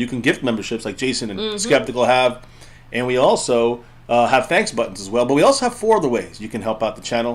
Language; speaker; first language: English; native; English